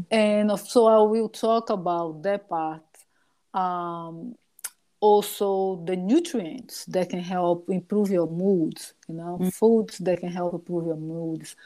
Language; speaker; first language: English; non-native, fluent; Portuguese